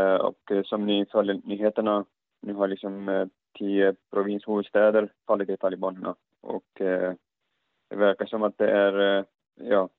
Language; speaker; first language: Swedish; non-native, fluent; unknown